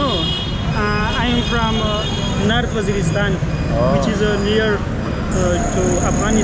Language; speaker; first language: English; non-native, local second language; Pashto